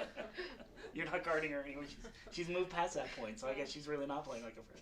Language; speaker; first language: English; native; English